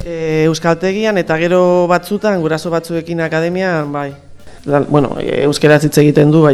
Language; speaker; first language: Basque; non-native, local second language; Spanish